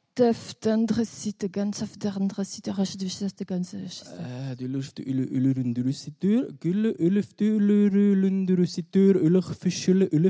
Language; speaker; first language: German; native; German